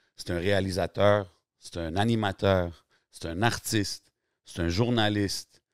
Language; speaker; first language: French; native; French